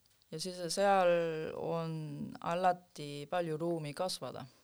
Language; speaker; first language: Estonian; non-native, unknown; Korean